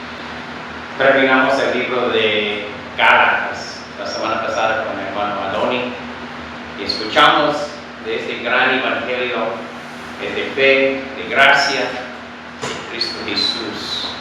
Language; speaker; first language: Spanish; non-native, fluent; English